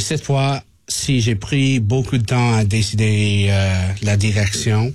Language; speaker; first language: French; non-native, learner; English